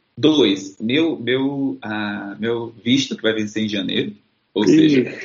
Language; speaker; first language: Portuguese; native; Portuguese